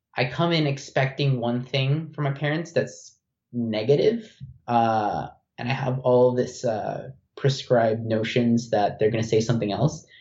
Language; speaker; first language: English; non-native, local second language; Filipino